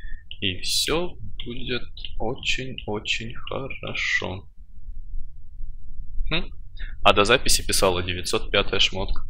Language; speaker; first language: Russian; native; Russian